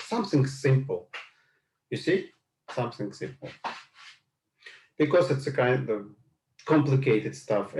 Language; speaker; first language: English; non-native, fluent; Russian